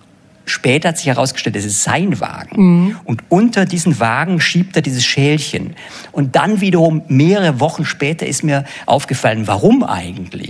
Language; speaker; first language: German; native; German